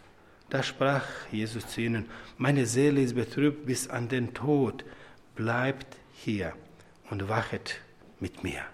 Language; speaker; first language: German; non-native, fluent; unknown